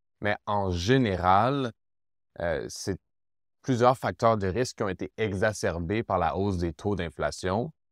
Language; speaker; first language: French; native; French